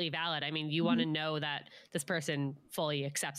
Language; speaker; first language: English; native; English